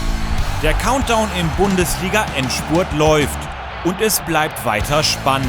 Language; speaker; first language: German; native; German